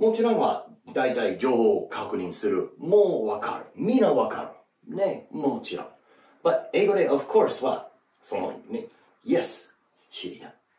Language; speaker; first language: Japanese; non-native, learner; English